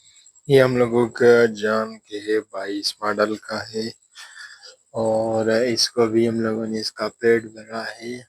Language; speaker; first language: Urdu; non-native, local second language; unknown